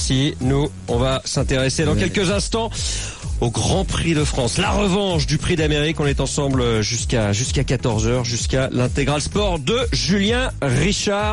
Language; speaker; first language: French; native; French